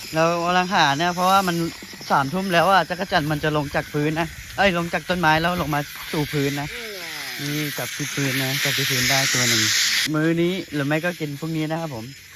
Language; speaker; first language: Thai; non-native, local second language; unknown